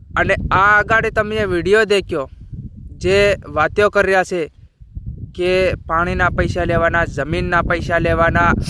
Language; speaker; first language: Gujarati; non-native, local second language; Bhili